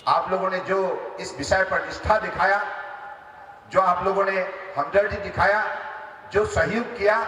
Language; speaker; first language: Hindi; non-native, local second language; Assamese